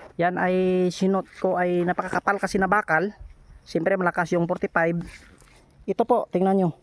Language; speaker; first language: Filipino; non-native, local second language; Cebuano